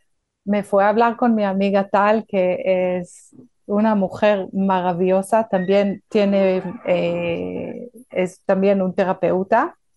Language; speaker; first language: Spanish; non-native, fluent; Hebrew